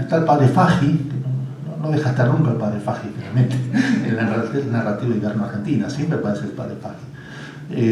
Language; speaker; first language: Spanish; native; Spanish